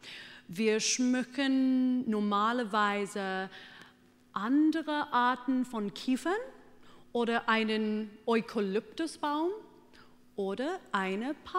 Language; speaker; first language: German; non-native, fluent; English